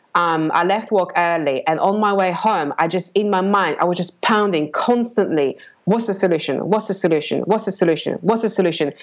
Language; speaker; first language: English; non-native, fluent; Polish